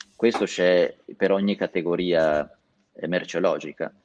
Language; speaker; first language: Italian; native; Italian